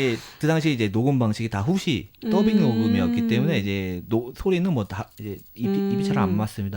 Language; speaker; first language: Korean; native; Korean